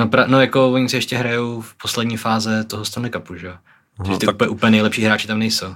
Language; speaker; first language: Czech; native; Czech